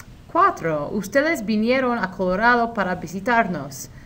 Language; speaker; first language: Spanish; non-native, fluent; English